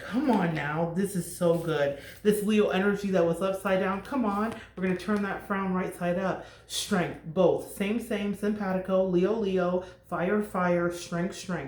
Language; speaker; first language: English; native; English